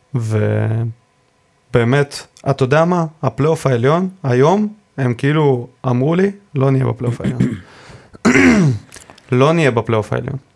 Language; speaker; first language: Hebrew; native; Hebrew